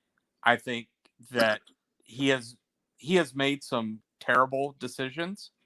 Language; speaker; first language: English; native; English